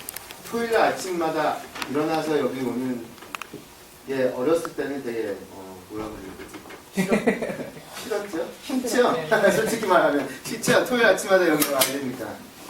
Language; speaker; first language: Korean; early bilingual, heritage; Korean